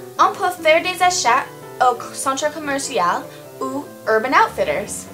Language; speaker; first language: French; non-native, learner; English